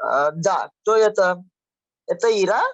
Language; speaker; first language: Russian; non-native, learner; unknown